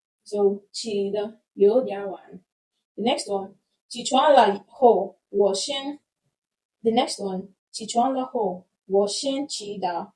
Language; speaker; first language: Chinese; non-native, fluent; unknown